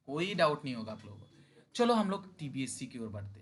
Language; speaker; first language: Hindi; non-native, local second language; Bangla